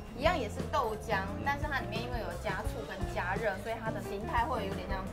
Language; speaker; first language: Chinese; native; Chinese